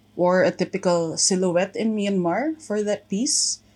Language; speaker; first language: English; non-native, local second language; Filipino